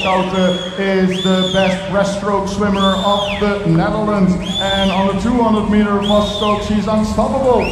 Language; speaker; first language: English; non-native, fluent; Dutch